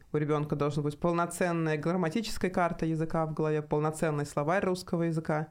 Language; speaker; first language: Russian; native; Russian